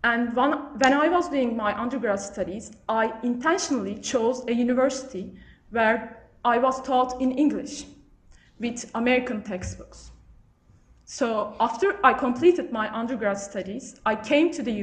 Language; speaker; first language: English; non-native, fluent; Turkish